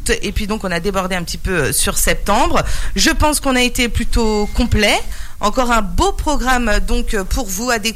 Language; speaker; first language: French; native; French